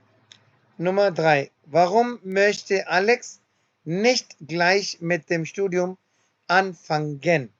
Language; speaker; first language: German; non-native, learner; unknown